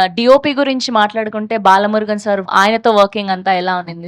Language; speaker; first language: Telugu; native; Telugu